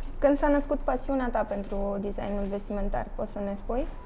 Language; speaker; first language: Romanian; native; Romanian